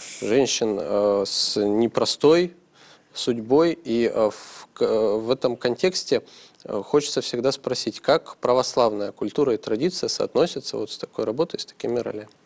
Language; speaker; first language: Russian; native; Russian